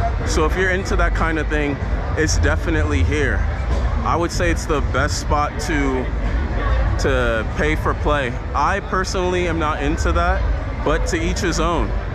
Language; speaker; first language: English; native; English